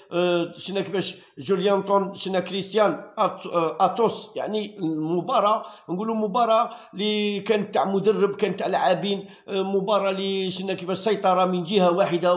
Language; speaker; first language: Arabic; native; Arabic